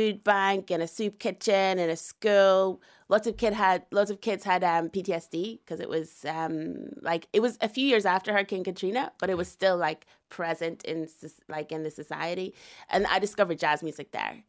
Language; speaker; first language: English; native; English